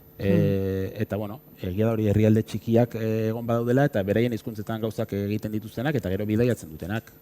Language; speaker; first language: Basque; native; Basque